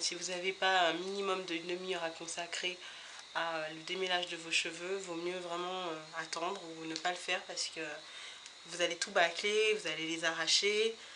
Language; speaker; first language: French; native; French